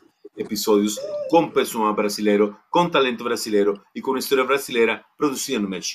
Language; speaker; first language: Portuguese; non-native, fluent; Spanish